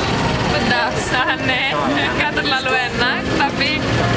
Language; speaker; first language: Indonesian; non-native, fluent; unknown